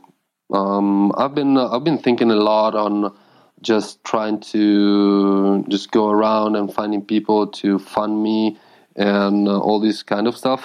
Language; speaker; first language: English; non-native, fluent; Italian